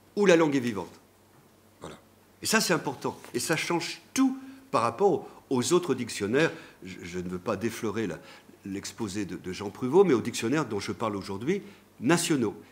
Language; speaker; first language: French; native; French